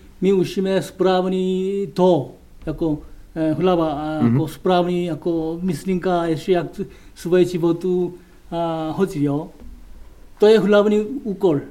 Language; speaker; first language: Czech; non-native, learner; Korean